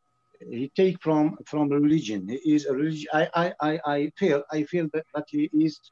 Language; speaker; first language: English; non-native, learner; French